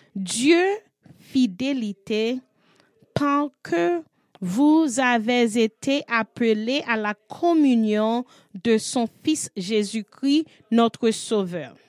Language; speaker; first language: French; non-native, learner; English